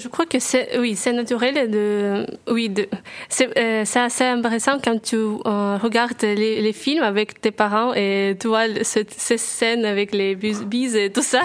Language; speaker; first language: French; non-native, learner; Russian